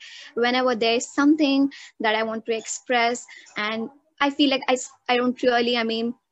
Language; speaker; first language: English; non-native, local second language; Hindi